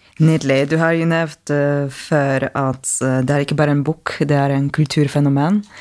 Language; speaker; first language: Norwegian; non-native, fluent; Polish